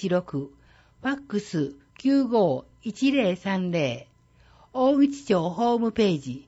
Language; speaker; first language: Japanese; native; Japanese